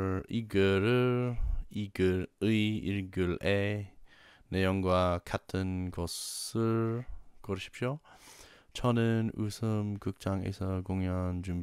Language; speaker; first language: Korean; non-native, learner; English